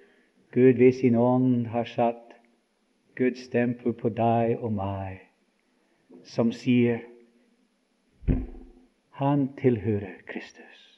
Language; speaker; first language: Norwegian; non-native, fluent; English